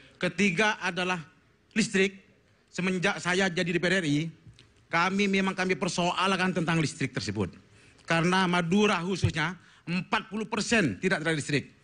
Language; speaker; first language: Indonesian; non-native, local second language; Madurese